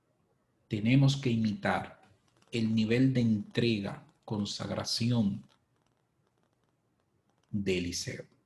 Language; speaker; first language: Spanish; native; Spanish